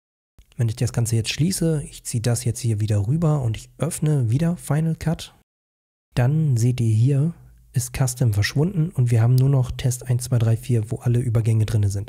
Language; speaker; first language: German; native; German